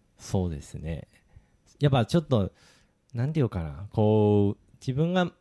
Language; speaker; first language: Japanese; non-native, fluent; Chinese